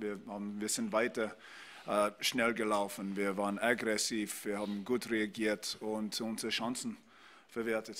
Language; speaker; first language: German; non-native, fluent; English